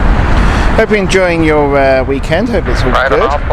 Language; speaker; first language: English; native; English